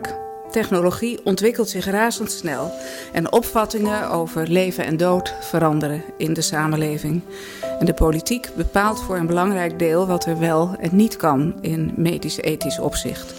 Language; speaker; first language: Dutch; native; Dutch